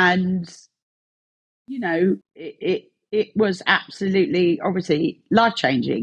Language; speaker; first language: English; native; English